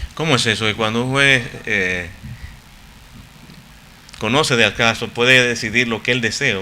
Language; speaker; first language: Spanish; native; Spanish